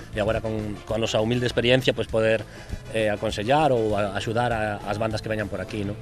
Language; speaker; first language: Galician; native; Galician